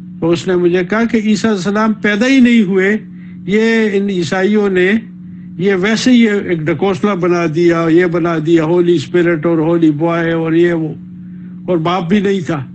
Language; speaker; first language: Urdu; native; Urdu